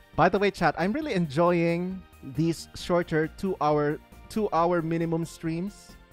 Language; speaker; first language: English; non-native, local second language; Filipino